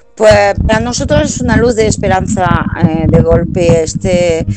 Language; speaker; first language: Spanish; non-native, fluent; French